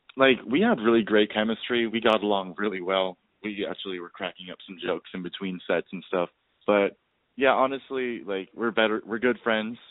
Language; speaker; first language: English; native; English